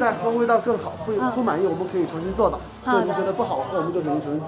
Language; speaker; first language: Chinese; native; Chinese